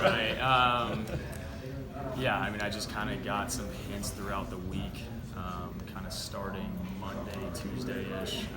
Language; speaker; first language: English; native; English